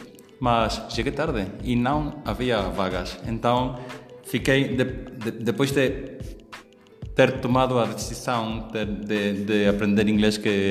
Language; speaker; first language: Portuguese; non-native, fluent; Spanish